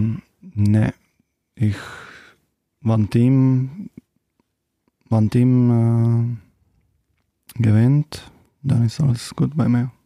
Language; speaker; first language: German; non-native, learner; Czech